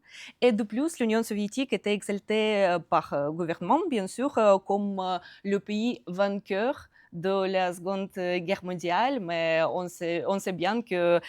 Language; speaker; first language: French; non-native, fluent; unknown